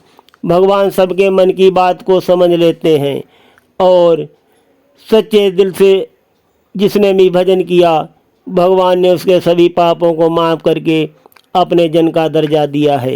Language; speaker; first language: Hindi; native; Hindi